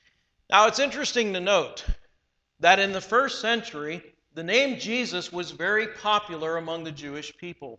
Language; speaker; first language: English; native; English